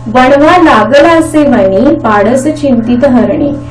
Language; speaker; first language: Hindi; non-native, local second language; Marathi